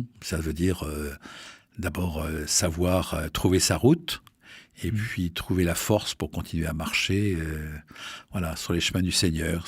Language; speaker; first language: French; native; French